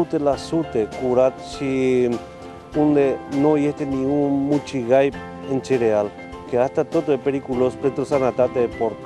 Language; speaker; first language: Romanian; non-native, learner; Spanish